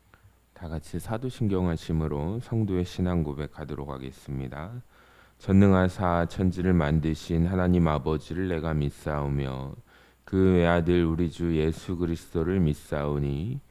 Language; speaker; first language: Korean; native; Korean